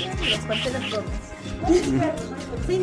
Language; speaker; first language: Spanish; native; Spanish